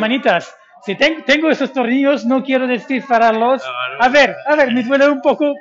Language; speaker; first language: Spanish; non-native, fluent; English